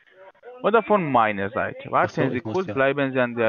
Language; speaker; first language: German; non-native, fluent; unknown